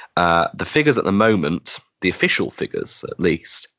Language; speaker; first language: English; native; English